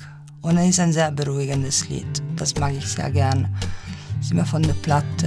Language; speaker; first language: German; non-native, fluent; Italian